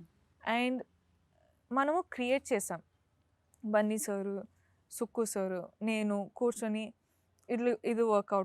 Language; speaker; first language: Telugu; non-native, local second language; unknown